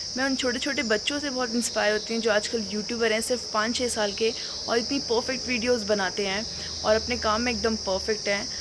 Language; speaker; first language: Hindi; native; Hindi